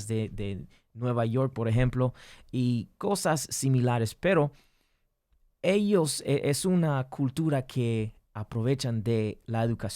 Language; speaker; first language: Spanish; early bilingual, heritage; English